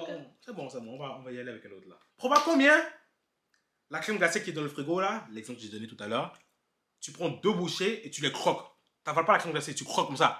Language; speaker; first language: French; native; French